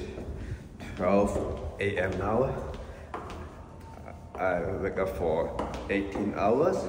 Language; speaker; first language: English; non-native, learner; Cantonese